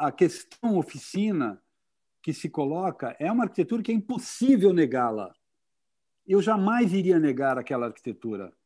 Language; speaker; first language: Portuguese; native; Portuguese